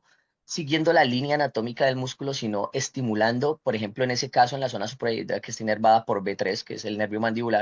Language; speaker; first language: Spanish; native; Spanish